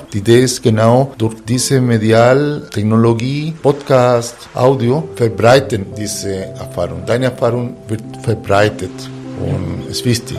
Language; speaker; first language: German; non-native, learner; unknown